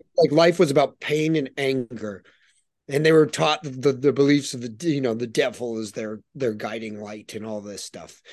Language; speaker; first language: English; native; English